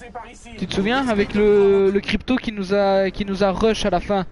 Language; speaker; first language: French; native; French